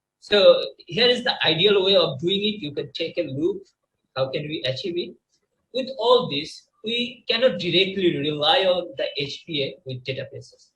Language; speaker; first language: English; non-native, local second language; Bangla